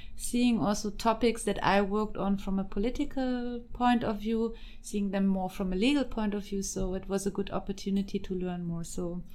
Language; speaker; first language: English; non-native, fluent; German